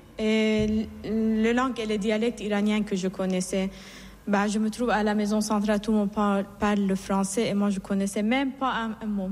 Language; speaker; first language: French; non-native, fluent; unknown